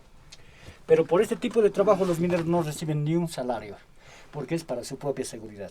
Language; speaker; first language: Spanish; native; Spanish